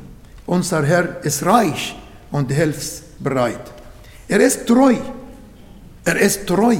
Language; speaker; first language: German; non-native, learner; Arabic